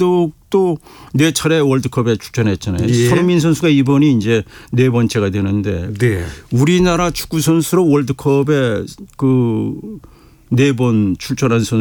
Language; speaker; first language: Korean; native; Korean